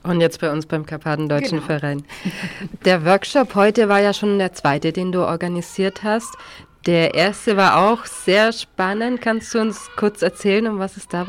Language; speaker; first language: German; native; German